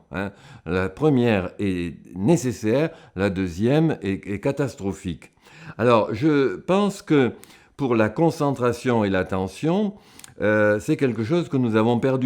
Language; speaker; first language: French; native; French